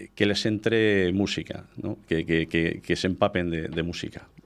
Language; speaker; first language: Spanish; native; Spanish